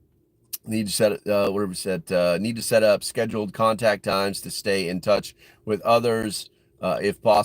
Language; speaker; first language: English; native; English